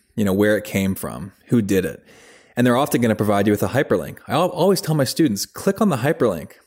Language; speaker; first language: English; native; English